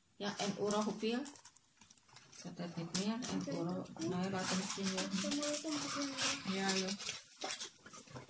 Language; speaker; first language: Dutch; non-native, learner; Indonesian